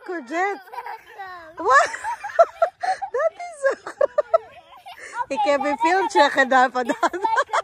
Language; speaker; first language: Dutch; non-native, learner; Filipino